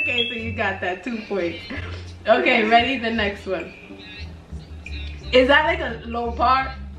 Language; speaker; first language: English; native; English